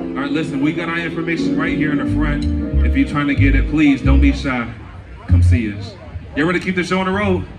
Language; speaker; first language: English; native; English